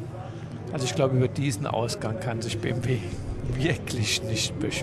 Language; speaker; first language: German; native; German